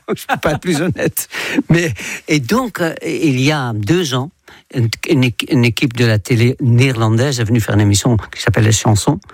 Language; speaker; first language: French; non-native, fluent; Dutch